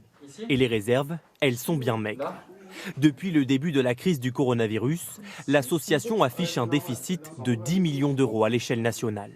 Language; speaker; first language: French; native; French